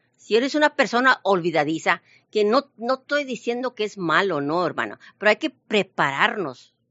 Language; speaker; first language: Spanish; early bilingual, heritage; Spanish